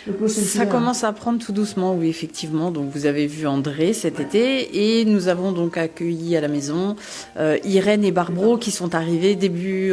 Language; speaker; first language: French; native; French